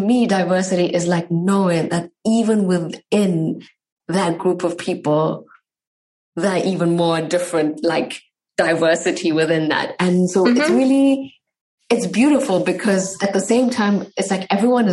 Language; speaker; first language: English; native; English